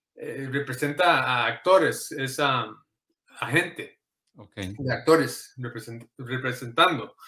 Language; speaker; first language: Spanish; early bilingual, heritage; Spanish